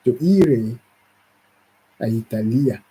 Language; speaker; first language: Spanish; non-native, learner; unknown